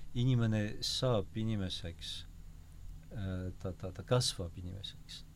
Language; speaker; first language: Estonian; non-native, fluent; French